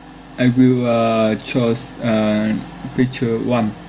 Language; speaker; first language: English; non-native, learner; Vietnamese